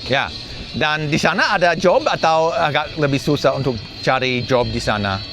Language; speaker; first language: Indonesian; non-native, fluent; English